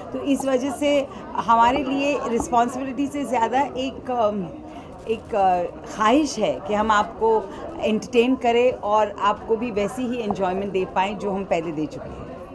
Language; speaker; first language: Hindi; native; Hindi